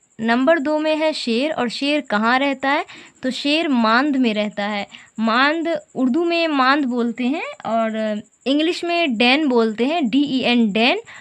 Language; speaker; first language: Hindi; native; Hindi